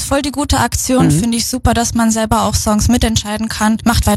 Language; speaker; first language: German; native; German